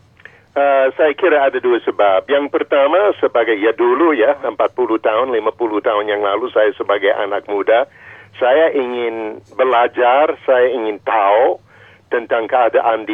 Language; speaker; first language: Indonesian; non-native, fluent; English